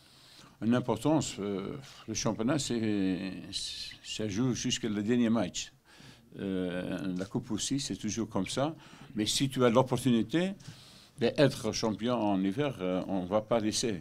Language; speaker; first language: French; non-native, learner; Dutch